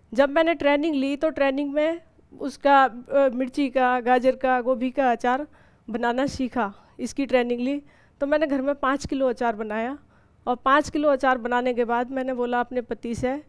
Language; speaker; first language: Hindi; native; Hindi